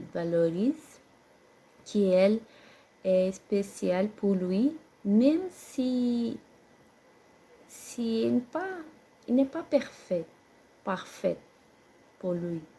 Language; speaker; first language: French; non-native, learner; Portuguese